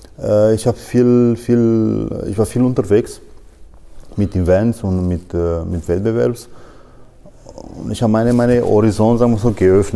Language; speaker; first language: German; non-native, fluent; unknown